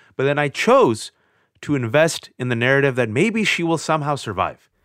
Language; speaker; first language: English; native; English